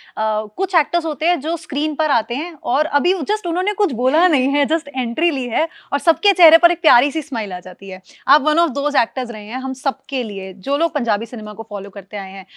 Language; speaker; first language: Hindi; native; Hindi